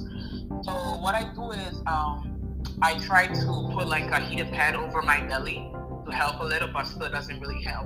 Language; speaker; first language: English; non-native, fluent; Italian